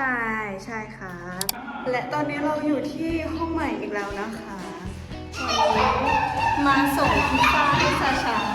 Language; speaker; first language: Thai; native; Thai